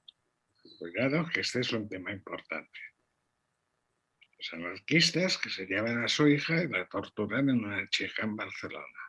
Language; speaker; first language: Spanish; non-native, local second language; Catalan